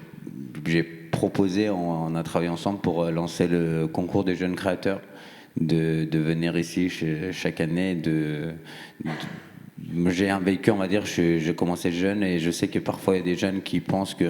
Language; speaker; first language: French; non-native, fluent; Persian